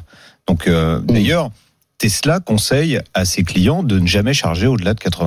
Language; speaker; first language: French; native; French